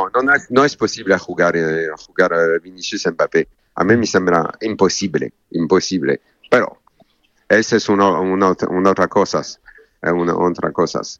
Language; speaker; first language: Spanish; non-native, learner; French